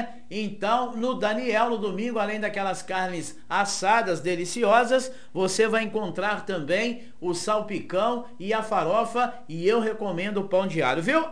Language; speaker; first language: Portuguese; native; Portuguese